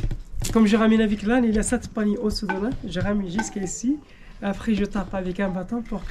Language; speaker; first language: French; non-native, local second language; Arabic